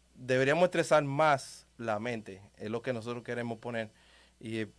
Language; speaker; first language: Spanish; native; Spanish